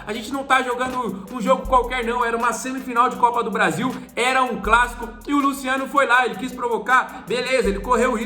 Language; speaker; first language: Portuguese; native; Portuguese